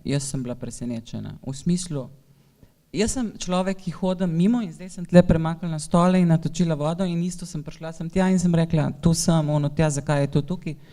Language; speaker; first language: Slovenian; native; Slovenian